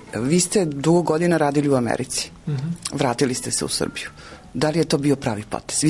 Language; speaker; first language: Serbian; native; Serbian